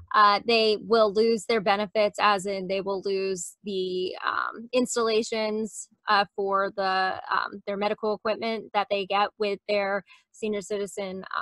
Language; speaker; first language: English; native; English